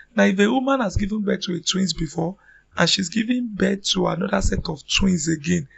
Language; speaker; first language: English; non-native, local second language; Yoruba